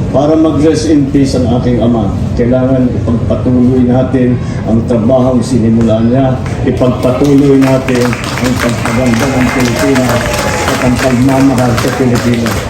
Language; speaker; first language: Filipino; non-native, local second language; Iloko